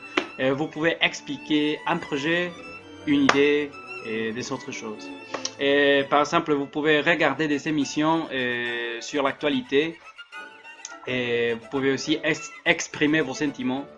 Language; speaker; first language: French; non-native, learner; Spanish